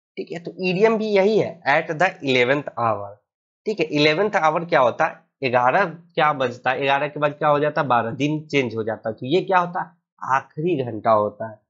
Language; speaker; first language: Hindi; native; Hindi